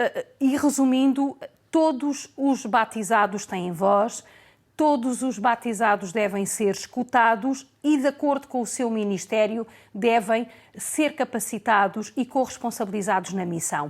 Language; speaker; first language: Portuguese; native; Portuguese